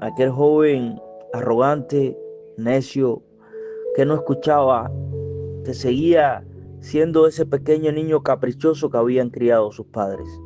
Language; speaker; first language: Spanish; native; Spanish